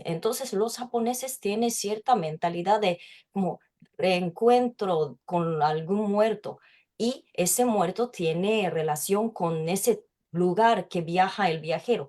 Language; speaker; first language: Spanish; non-native, fluent; Japanese